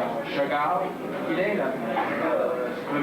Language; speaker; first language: French; non-native, learner; English